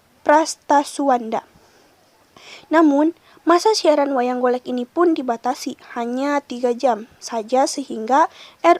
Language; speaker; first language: Indonesian; native; Indonesian